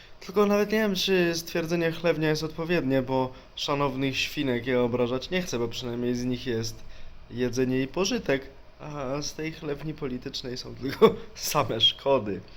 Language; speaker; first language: Polish; native; Polish